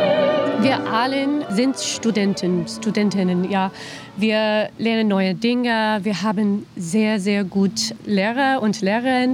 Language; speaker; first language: German; non-native, learner; English